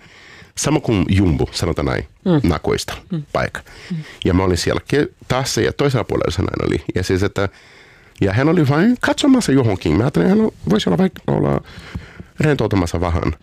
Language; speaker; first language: Finnish; non-native, learner; Portuguese